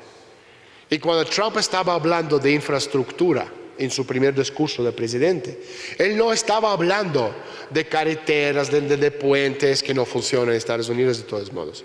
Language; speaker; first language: Spanish; non-native, fluent; Russian